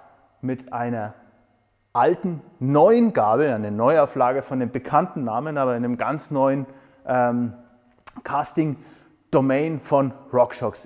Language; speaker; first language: German; native; German